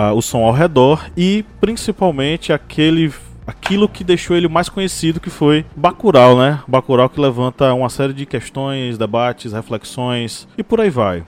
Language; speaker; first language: Portuguese; native; Portuguese